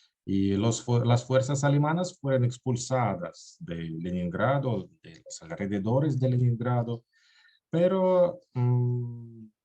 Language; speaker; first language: Spanish; non-native, fluent; Russian